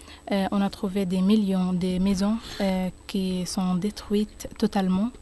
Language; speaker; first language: French; non-native, learner; Arabic